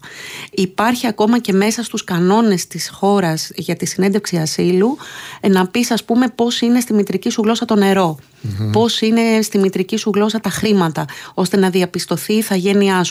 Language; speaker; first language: Greek; native; Greek